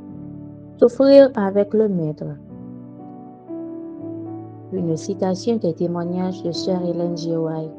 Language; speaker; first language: French; non-native, local second language; Haitian Creole